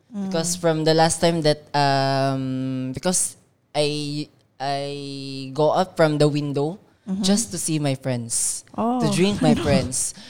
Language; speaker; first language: English; non-native, local second language; Filipino